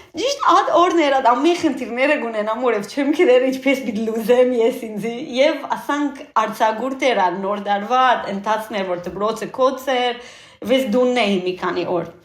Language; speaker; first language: Armenian; early bilingual, heritage; Armenian